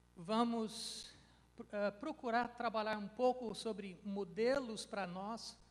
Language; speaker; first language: Portuguese; non-native, fluent; English